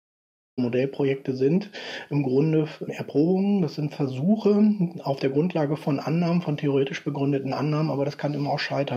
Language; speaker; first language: German; native; German